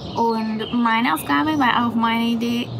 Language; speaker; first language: German; non-native, fluent; Spanish